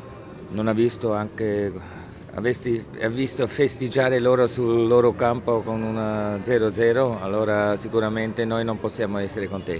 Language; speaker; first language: Italian; non-native, local second language; German